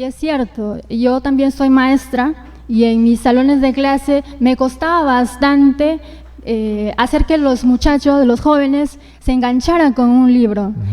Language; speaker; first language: Spanish; native; Spanish